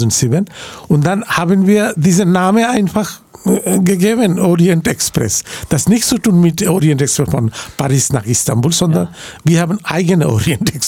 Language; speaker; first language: German; non-native, learner; Bangla